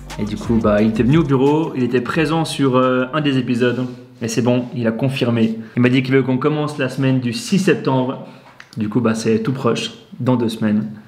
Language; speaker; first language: French; native; French